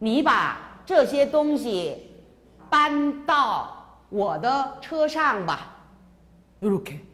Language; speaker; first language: Chinese; non-native, fluent; Korean